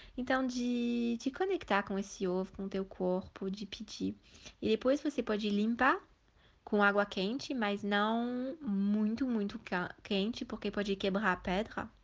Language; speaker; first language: Portuguese; early bilingual, heritage; Portuguese